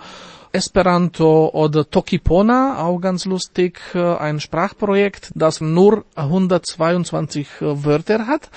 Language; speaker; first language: German; non-native, fluent; Slovak